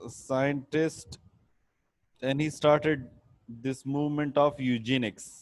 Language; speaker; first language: English; non-native, local second language; Urdu